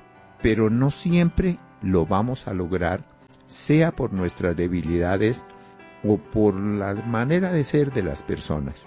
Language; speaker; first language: Spanish; native; Spanish